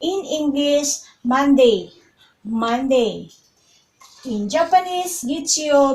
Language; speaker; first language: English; non-native, local second language; Filipino